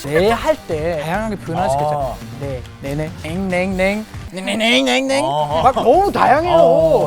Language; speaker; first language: Korean; non-native, fluent; German